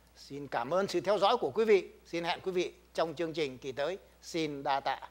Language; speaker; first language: Vietnamese; native; Vietnamese